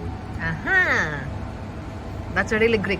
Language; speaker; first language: English; non-native, fluent; Greek